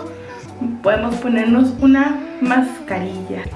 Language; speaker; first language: Spanish; native; Spanish